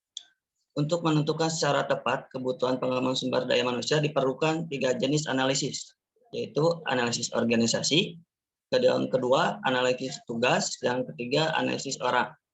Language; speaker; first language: Indonesian; native; Indonesian